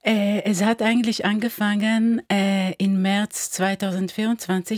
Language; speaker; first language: German; non-native, fluent; Hebrew